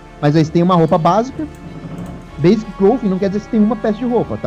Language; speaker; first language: Portuguese; native; Portuguese